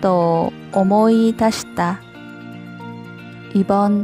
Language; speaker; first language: Japanese; non-native, learner; Korean